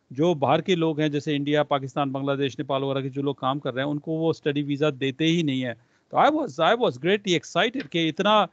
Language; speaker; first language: Hindi; non-native, local second language; Punjabi